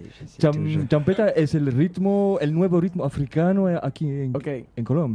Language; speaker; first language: Spanish; non-native, learner; French